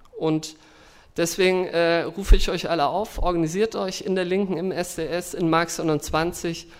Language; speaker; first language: German; native; German